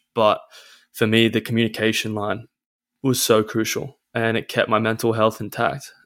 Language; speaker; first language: English; native; English